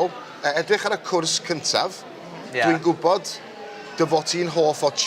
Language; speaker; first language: Welsh; native; Welsh